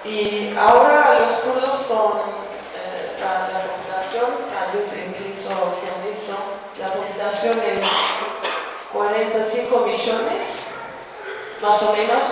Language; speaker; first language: Spanish; non-native, fluent; Kurdish